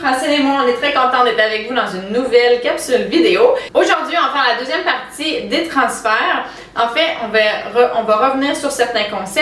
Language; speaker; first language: French; native; French